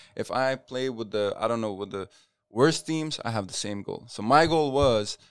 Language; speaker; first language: English; non-native, fluent; Arabic